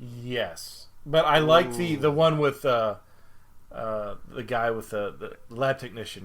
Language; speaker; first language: English; native; English